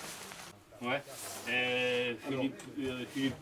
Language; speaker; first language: French; native; French